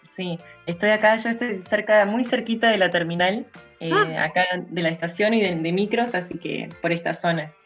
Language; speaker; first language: Spanish; early bilingual, other home language; Russian